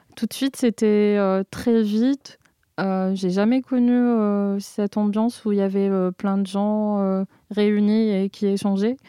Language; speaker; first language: French; non-native, local second language; Arabic